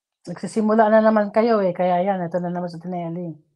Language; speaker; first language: Filipino; native; Filipino